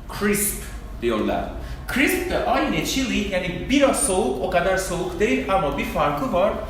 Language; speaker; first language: Turkish; non-native, fluent; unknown